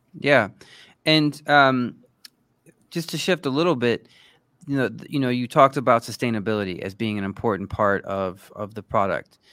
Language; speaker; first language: English; native; English